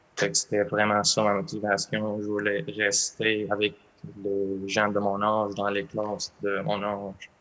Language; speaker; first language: French; non-native, fluent; Arabic